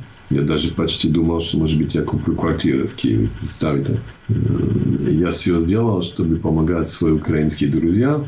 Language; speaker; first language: Russian; non-native, fluent; English